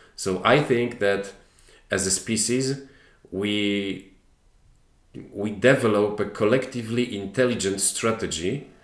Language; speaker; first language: English; non-native, fluent; Polish